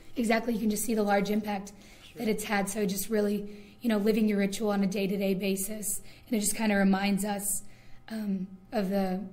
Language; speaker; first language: English; native; English